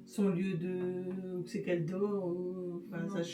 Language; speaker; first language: French; native; French